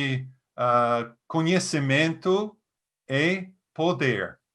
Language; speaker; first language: Portuguese; non-native, fluent; English